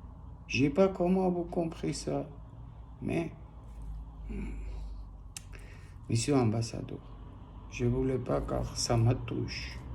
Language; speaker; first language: French; non-native, learner; Armenian